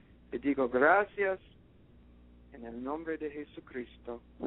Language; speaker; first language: Spanish; non-native, learner; English